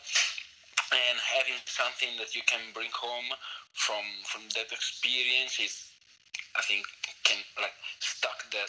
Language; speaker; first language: English; non-native, fluent; Italian